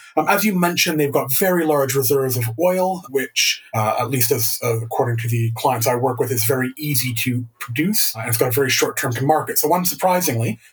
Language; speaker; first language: English; native; English